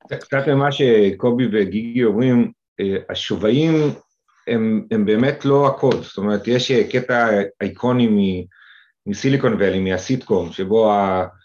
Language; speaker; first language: Hebrew; native; Hebrew